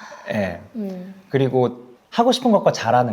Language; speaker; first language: Korean; native; Korean